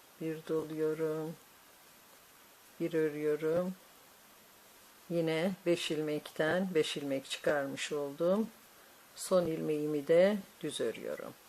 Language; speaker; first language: Turkish; native; Turkish